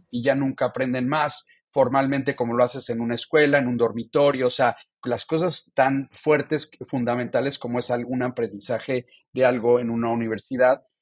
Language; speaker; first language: Spanish; native; Spanish